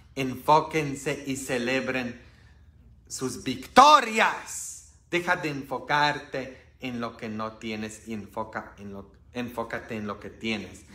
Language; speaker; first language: Spanish; non-native, fluent; Polish